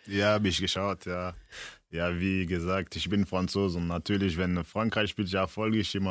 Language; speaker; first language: German; early bilingual, other home language; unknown